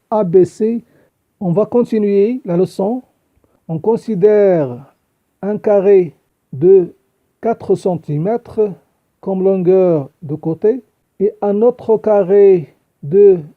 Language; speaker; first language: French; non-native, local second language; Arabic